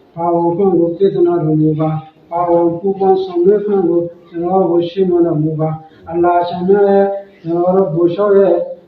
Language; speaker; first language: Burmese; non-native, local second language; Rohingya